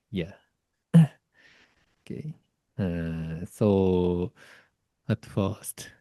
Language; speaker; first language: English; non-native, learner; Japanese